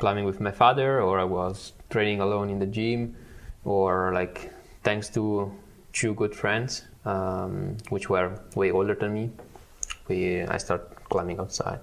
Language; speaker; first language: English; non-native, fluent; Italian